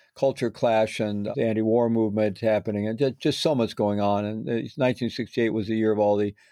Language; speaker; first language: English; native; English